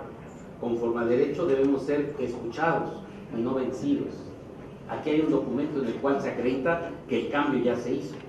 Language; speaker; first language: Spanish; native; Spanish